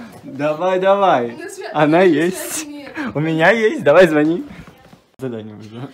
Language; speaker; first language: Russian; native; Russian